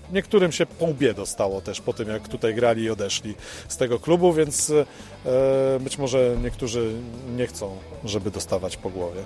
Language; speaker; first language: Polish; native; Polish